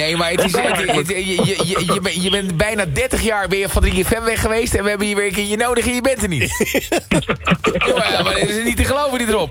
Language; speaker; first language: Dutch; native; Dutch